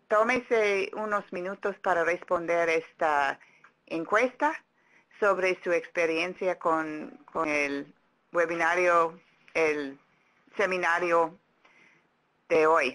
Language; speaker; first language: Spanish; non-native, fluent; English